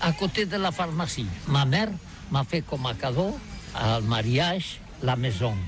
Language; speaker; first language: French; non-native, learner; Catalan